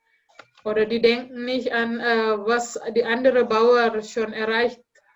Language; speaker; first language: German; non-native, learner; Indonesian